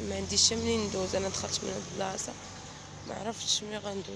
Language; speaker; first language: Arabic; native; Arabic